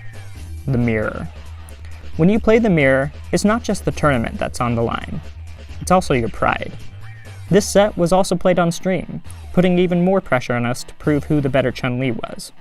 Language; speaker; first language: English; native; English